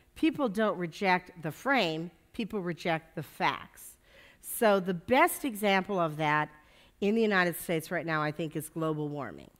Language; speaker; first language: English; native; English